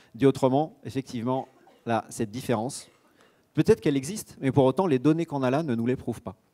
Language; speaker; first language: French; native; French